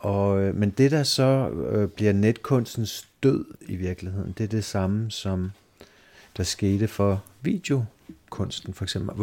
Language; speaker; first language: Danish; native; Danish